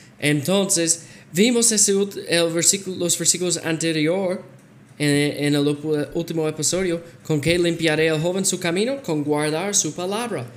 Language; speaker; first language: Spanish; non-native, fluent; English